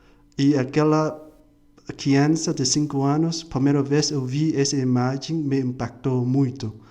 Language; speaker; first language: Portuguese; non-native, fluent; Vietnamese